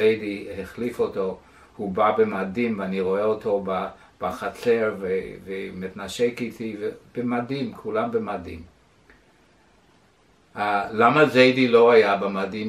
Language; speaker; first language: Hebrew; non-native, fluent; English